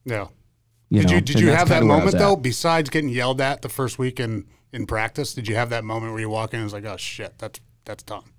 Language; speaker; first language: English; native; English